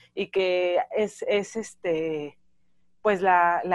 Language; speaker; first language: Spanish; native; Spanish